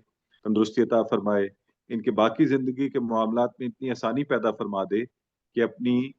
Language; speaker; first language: Urdu; native; Urdu